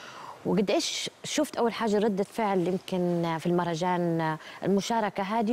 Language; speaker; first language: Arabic; native; Arabic